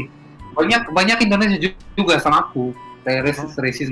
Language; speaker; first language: Indonesian; non-native, fluent; Hebrew